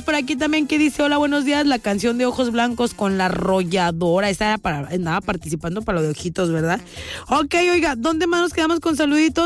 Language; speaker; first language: Spanish; native; Spanish